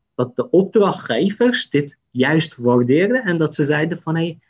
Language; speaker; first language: Dutch; early bilingual, other home language; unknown